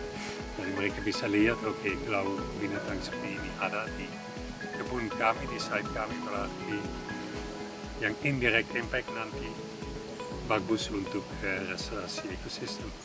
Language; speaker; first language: Indonesian; non-native, fluent; Dutch